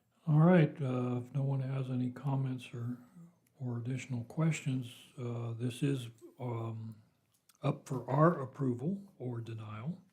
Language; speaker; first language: English; native; English